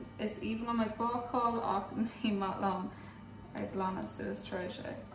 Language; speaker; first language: Irish; non-native, local second language; English